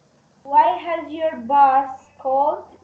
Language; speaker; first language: English; non-native, learner; Spanish